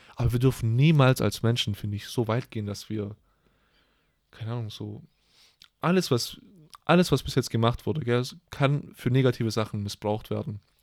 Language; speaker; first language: German; native; German